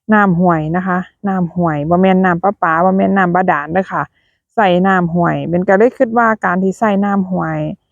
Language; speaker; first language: Thai; native; Thai